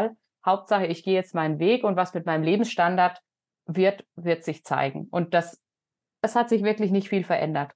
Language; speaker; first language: German; native; German